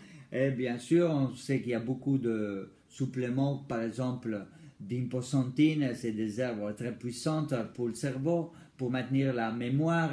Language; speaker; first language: French; non-native, fluent; Spanish